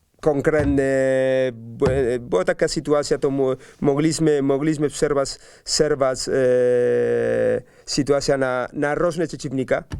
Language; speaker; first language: Polish; non-native, learner; Spanish